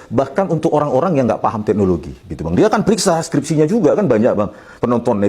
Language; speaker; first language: Indonesian; native; Indonesian